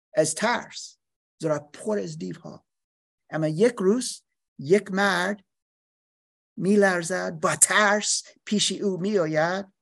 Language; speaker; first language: Persian; non-native, learner; English